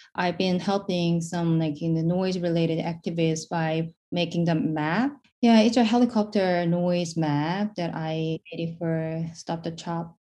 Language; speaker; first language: English; non-native, fluent; Korean